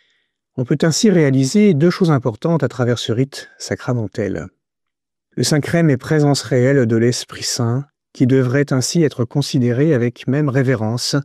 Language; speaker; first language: French; native; French